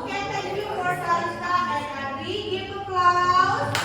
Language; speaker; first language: English; non-native, local second language; Indonesian